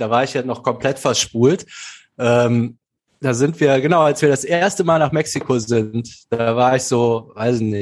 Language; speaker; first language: German; native; German